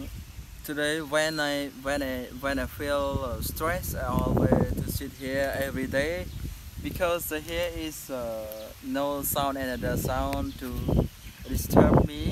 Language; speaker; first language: English; non-native, learner; Khmer